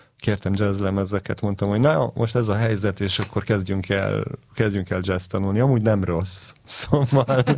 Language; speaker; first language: Hungarian; early bilingual, heritage; Hungarian